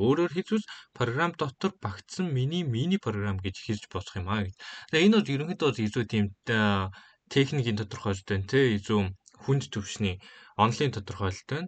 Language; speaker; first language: Mongolian; native; Mongolian